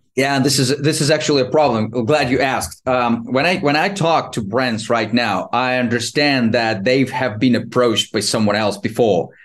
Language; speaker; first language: English; non-native, fluent; Ukrainian